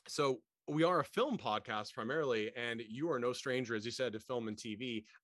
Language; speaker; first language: English; native; English